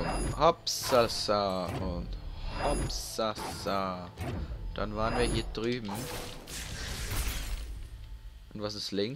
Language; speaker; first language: German; native; German